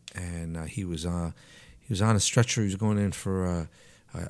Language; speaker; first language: English; early bilingual, other home language; Italian